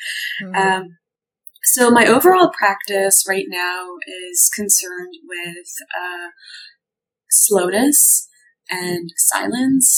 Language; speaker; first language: English; non-native, local second language; Urdu